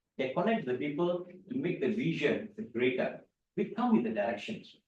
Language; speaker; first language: English; non-native, local second language; Tamil